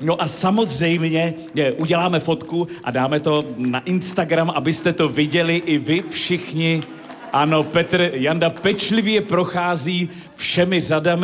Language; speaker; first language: Czech; native; Czech